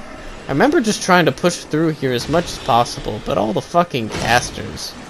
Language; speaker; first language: English; native; English